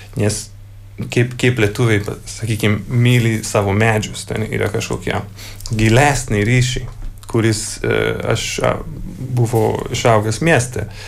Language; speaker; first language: Lithuanian; non-native, learner; Hungarian